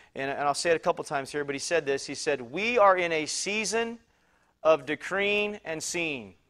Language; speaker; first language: English; native; English